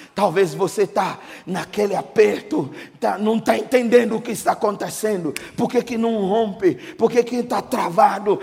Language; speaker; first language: Portuguese; non-native, fluent; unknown